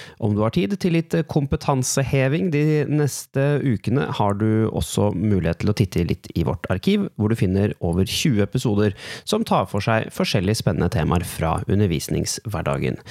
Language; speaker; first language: Norwegian; native; Norwegian